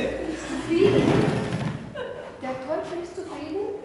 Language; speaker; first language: German; non-native, learner; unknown